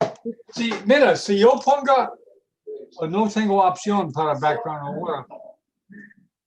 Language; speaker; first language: Spanish; non-native, learner; English